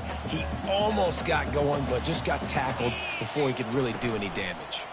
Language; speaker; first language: English; native; English